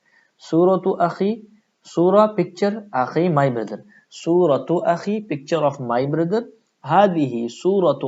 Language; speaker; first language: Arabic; non-native, fluent; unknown